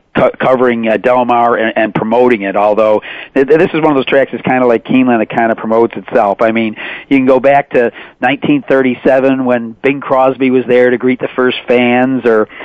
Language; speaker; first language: English; native; English